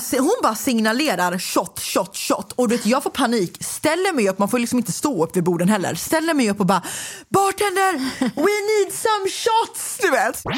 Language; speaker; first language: Swedish; native; Swedish